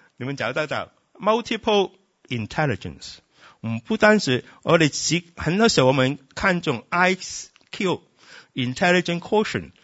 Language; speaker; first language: Chinese; non-native, local second language; Cantonese